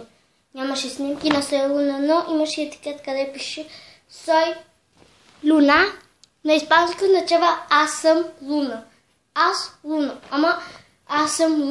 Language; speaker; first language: Bulgarian; early bilingual, heritage; Bulgarian